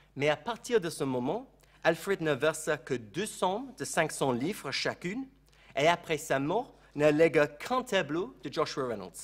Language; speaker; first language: French; non-native, fluent; English